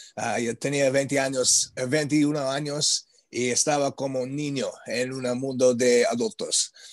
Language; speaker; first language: Spanish; non-native, learner; English